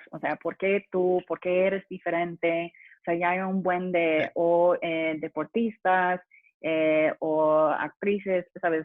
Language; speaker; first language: Spanish; non-native, fluent; English